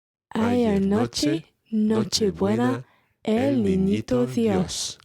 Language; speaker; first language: Spanish; non-native, learner; English